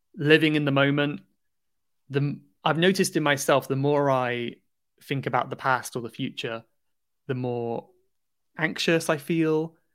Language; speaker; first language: English; native; English